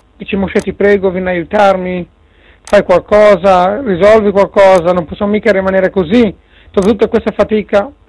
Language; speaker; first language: Italian; native; Italian